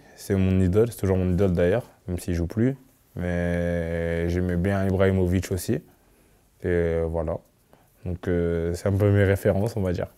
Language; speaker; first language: French; native; French